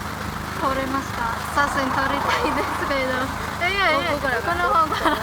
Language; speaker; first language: Japanese; non-native, learner; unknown